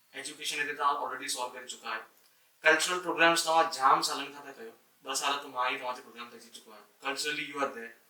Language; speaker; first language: Sindhi; native; Sindhi